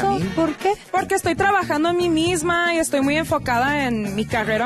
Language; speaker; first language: Spanish; early bilingual, heritage; Spanish